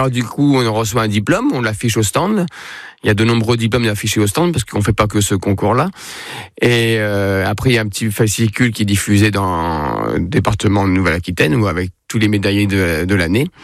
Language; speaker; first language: French; native; French